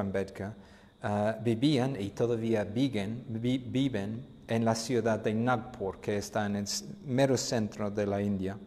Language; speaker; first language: Spanish; non-native, fluent; English